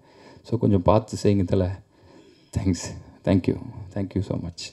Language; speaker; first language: Tamil; native; Tamil